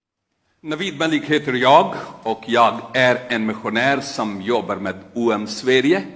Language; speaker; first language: Swedish; non-native, fluent; Urdu